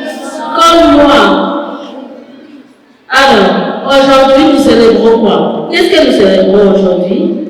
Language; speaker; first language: French; non-native, local second language; Kinyarwanda